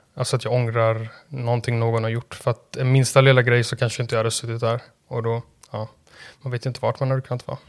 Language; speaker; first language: Swedish; native; Swedish